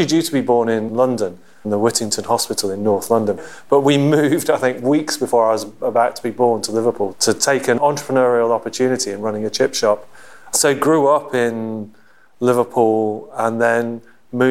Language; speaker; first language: English; native; English